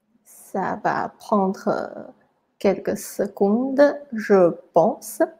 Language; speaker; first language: French; non-native, fluent; Chinese